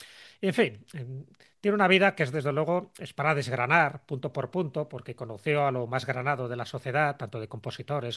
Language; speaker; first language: Spanish; native; Spanish